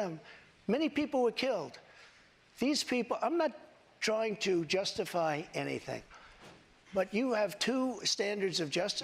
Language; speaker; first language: English; native; English